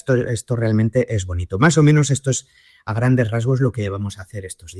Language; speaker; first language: Spanish; native; Spanish